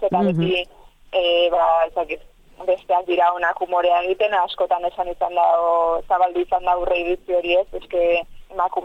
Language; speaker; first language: Basque; native; Basque